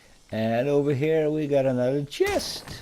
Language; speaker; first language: English; non-native, fluent; Swedish